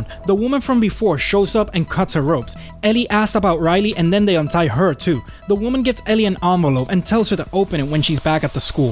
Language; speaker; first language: English; native; English